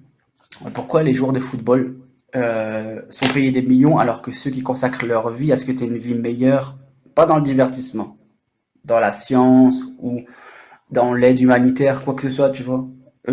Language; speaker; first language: French; native; French